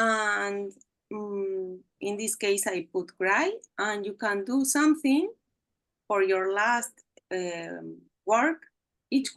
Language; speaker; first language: English; non-native, learner; Spanish